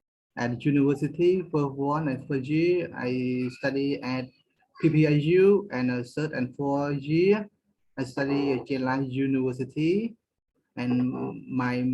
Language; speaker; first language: English; non-native, learner; Khmer